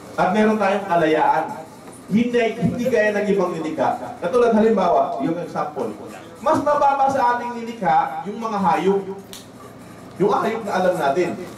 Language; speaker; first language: Filipino; non-native, local second language; Waray